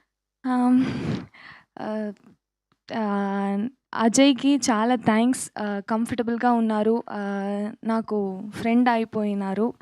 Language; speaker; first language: Telugu; non-native, local second language; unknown